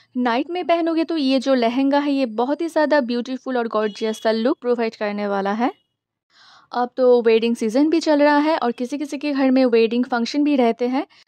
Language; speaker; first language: Hindi; non-native, local second language; Bangla